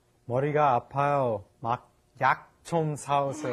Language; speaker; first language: Korean; non-native, learner; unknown